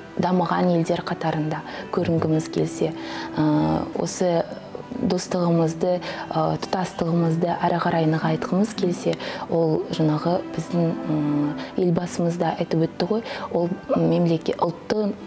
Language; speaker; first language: Kazakh; native; Kazakh